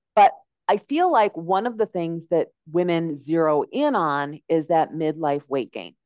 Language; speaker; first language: English; native; English